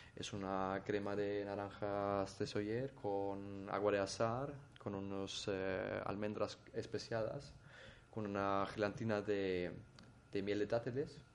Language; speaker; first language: Spanish; non-native, fluent; German